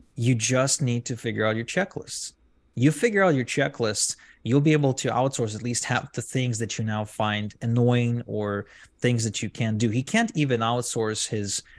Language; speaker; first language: English; non-native, fluent; Hebrew